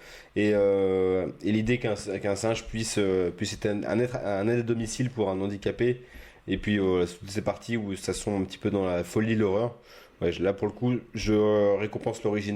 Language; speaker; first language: French; native; French